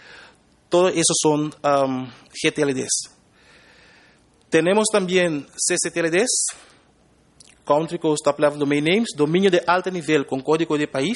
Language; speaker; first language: Spanish; non-native, fluent; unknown